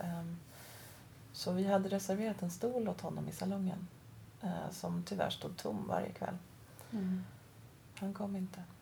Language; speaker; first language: Swedish; early bilingual, other home language; Persian